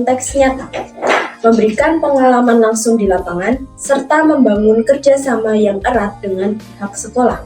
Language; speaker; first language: Indonesian; native; Indonesian